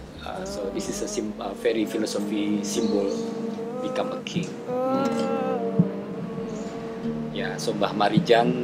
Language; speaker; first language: English; non-native, fluent; Indonesian